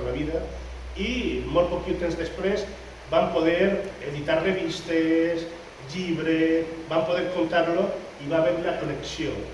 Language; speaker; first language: Catalan; non-native, local second language; Spanish